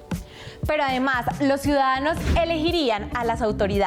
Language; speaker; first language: Spanish; native; Spanish